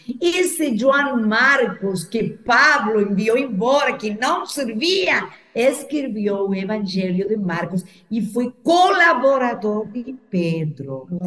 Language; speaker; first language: Portuguese; non-native, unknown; Spanish